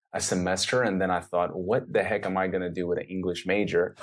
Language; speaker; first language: English; native; English